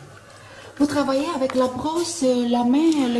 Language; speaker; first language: French; non-native, learner; English